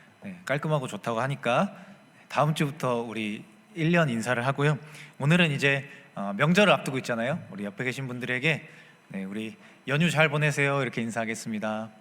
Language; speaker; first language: Korean; native; Korean